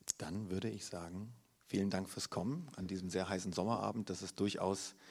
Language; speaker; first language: German; native; German